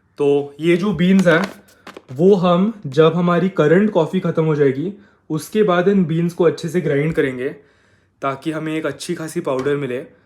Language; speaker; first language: Hindi; non-native, local second language; Marathi